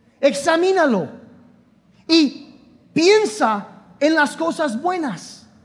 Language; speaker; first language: Spanish; non-native, fluent; English